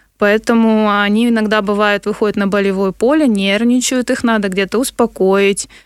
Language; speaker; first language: Russian; native; Russian